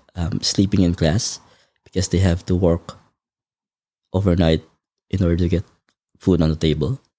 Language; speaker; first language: English; non-native, local second language; Filipino